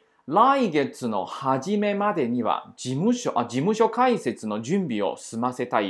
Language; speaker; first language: Japanese; non-native, fluent; Chinese